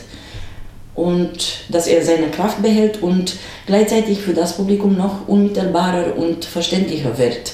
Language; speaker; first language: German; non-native, fluent; Romanian